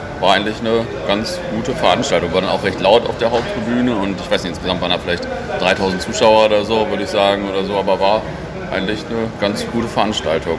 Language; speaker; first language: German; native; German